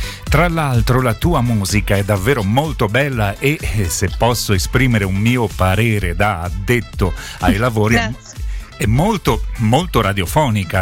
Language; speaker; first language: Italian; native; Italian